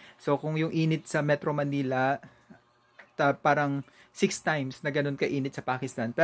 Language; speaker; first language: Filipino; native; Filipino